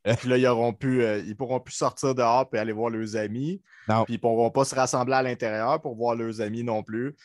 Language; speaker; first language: French; native; French